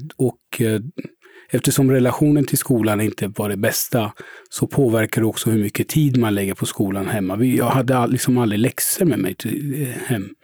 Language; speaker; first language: Swedish; early bilingual, other home language; Persian